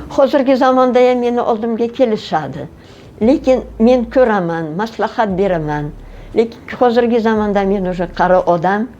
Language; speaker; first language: Uzbek; non-native, local second language; Russian